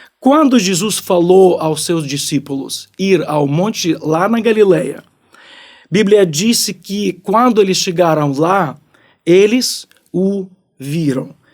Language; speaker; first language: Portuguese; non-native, fluent; Ukrainian